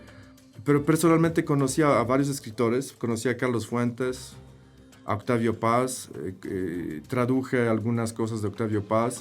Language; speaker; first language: Spanish; non-native, fluent; Polish